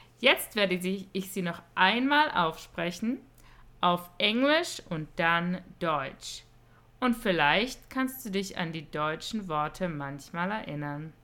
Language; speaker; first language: German; non-native, fluent; English